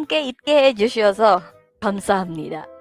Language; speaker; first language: Korean; non-native, fluent; Filipino